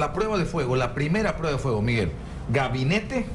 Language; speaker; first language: Spanish; native; Spanish